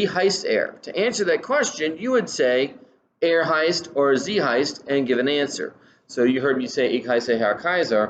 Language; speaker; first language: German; non-native, fluent; English